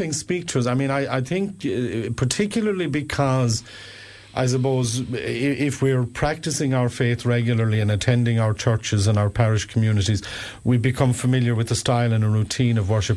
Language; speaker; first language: English; native; English